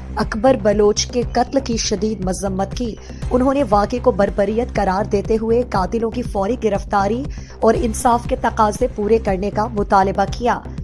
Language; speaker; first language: Urdu; non-native, local second language; Baluchi